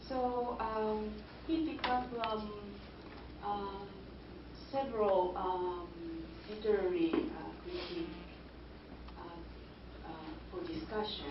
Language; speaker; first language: English; non-native, fluent; Japanese